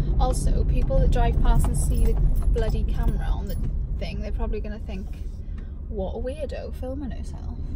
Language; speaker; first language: English; native; English